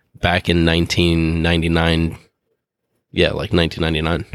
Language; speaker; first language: English; native; English